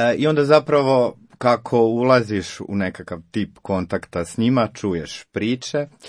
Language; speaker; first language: Croatian; native; Croatian